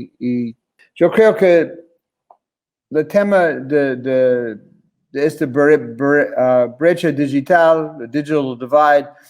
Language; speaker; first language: Spanish; non-native, fluent; English